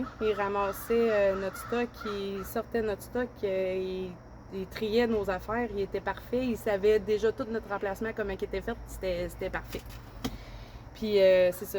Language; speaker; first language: French; native; French